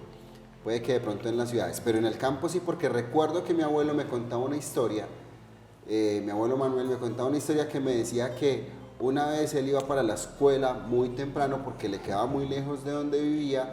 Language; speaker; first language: Spanish; native; Spanish